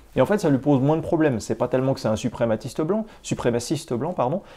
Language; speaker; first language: French; native; French